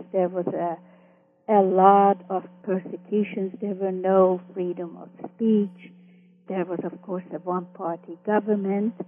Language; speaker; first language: English; early bilingual, other home language; Hungarian